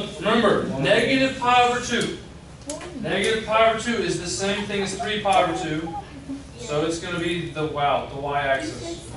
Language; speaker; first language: English; native; English